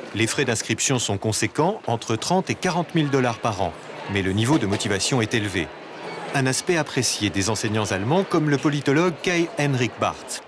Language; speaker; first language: French; native; French